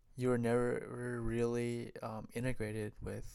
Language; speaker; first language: English; native; English